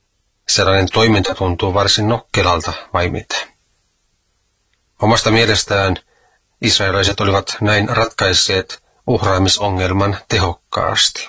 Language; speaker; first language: Finnish; native; Finnish